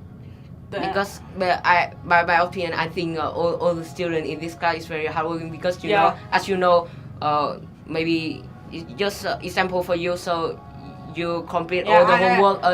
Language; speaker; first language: English; non-native, learner; Vietnamese